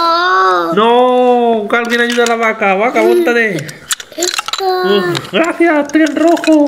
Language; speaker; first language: Spanish; native; Spanish